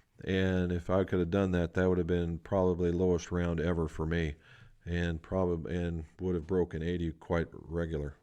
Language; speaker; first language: English; native; English